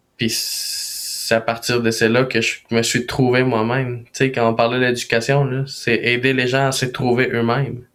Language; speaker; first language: French; non-native, fluent; Spanish